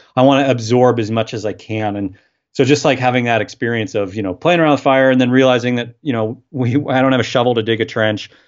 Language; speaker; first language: English; native; English